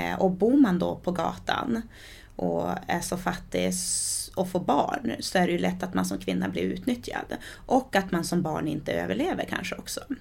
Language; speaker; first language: Swedish; early bilingual, other home language; Portuguese